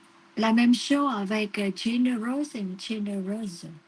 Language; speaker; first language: French; non-native, learner; Vietnamese